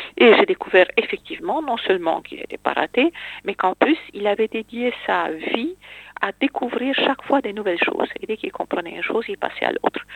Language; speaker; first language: French; non-native, fluent; Romanian